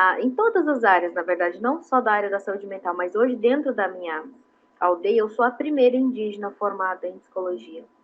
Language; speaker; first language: Portuguese; non-native, local second language; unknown